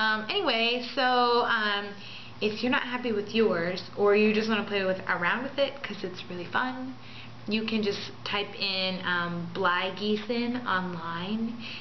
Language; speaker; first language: English; native; English